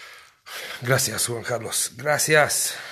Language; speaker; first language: Spanish; non-native, learner; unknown